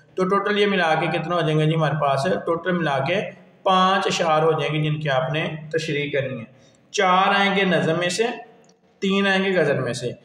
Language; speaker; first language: Urdu; non-native, local second language; Punjabi